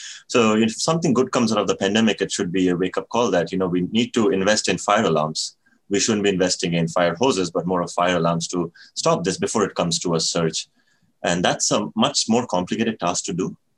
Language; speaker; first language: English; non-native, local second language; Bangla